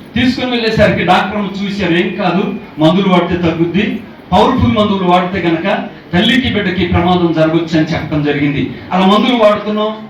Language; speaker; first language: Telugu; non-native, local second language; Koya